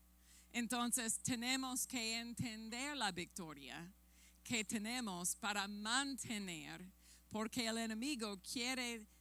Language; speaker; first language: Spanish; non-native, fluent; English